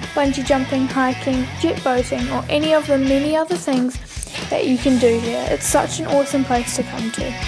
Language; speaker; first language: English; native; English